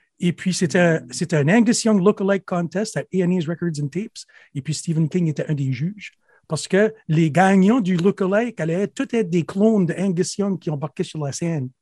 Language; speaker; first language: French; native; French